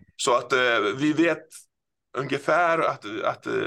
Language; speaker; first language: Swedish; non-native, fluent; Icelandic